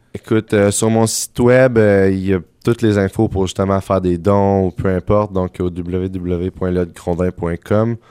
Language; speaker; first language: French; native; French